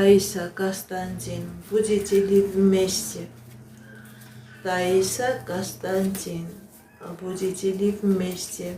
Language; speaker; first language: Russian; non-native, fluent; Armenian